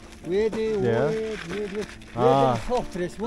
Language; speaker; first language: English; non-native, learner; Korean